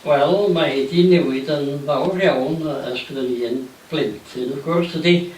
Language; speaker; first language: Welsh; native; Welsh